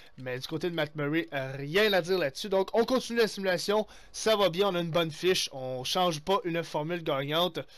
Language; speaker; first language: French; native; French